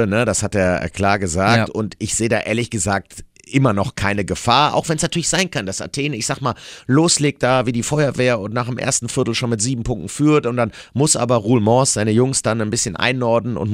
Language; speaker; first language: German; native; German